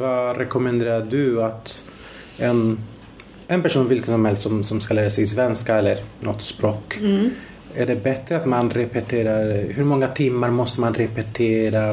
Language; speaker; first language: Swedish; non-native, fluent; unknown